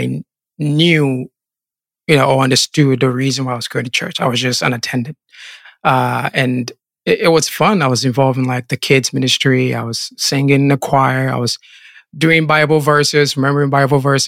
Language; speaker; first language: English; non-native, local second language; Akan